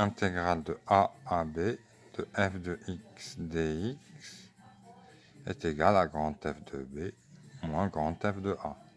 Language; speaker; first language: French; native; French